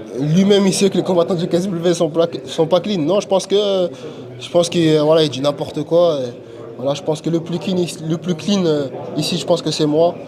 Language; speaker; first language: French; native; French